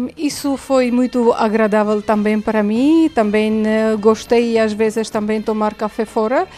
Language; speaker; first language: Portuguese; non-native, fluent; Armenian